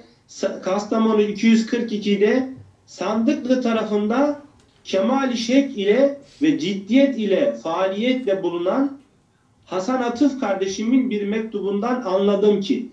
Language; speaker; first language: Turkish; native; Turkish